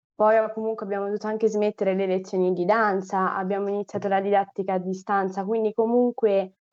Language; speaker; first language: Italian; native; Italian